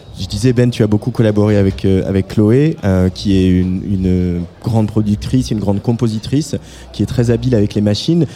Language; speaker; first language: French; native; French